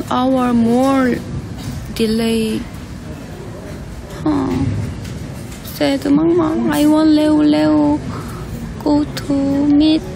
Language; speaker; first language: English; non-native, learner; Korean